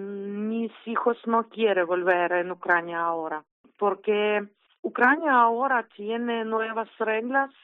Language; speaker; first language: Spanish; non-native, learner; Ukrainian